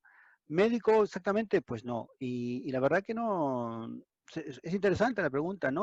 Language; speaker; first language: Spanish; native; Spanish